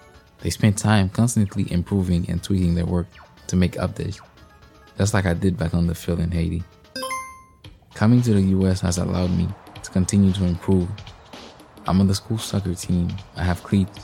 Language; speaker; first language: English; non-native, fluent; Haitian Creole